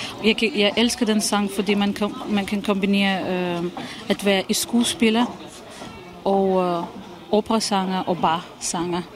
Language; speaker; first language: Danish; non-native, fluent; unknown